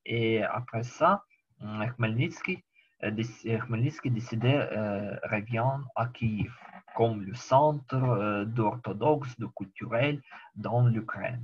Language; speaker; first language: French; non-native, learner; Ukrainian